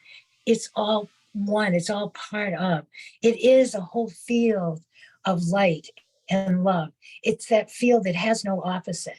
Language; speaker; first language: English; native; English